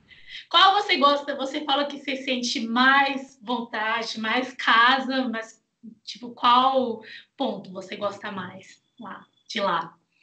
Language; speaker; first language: Portuguese; non-native, fluent; Chinese